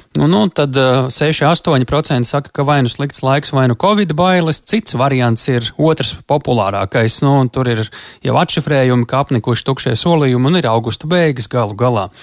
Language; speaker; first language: Latvian; native; Latvian